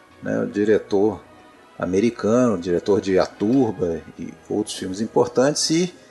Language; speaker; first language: Portuguese; native; Portuguese